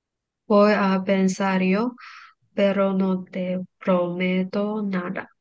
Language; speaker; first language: Spanish; non-native, learner; Chinese